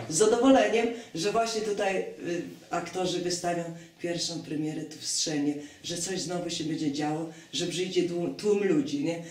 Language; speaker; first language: Polish; non-native, local second language; Kashubian